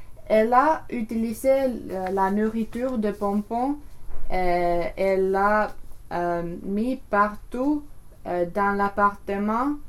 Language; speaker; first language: French; non-native, learner; English